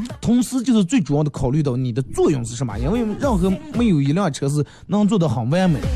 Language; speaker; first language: Chinese; native; Chinese